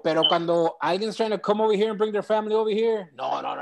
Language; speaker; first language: English; early bilingual, other home language; Spanish